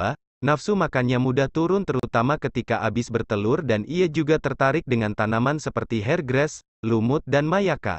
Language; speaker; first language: Indonesian; native; Indonesian